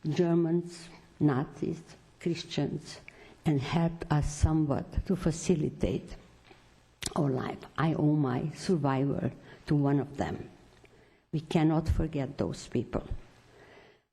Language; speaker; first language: English; non-native, fluent; Romanian